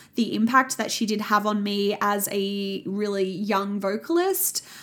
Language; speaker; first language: English; native; English